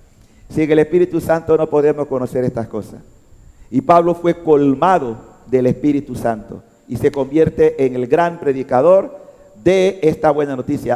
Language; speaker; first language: Spanish; native; Spanish